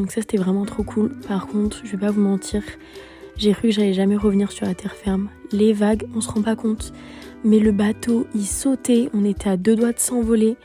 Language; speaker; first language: French; native; French